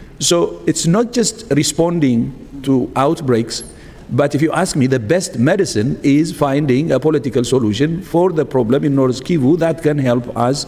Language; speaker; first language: English; non-native, fluent; Tigrinya